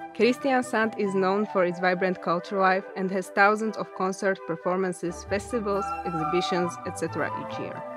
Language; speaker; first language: English; non-native, fluent; Slovak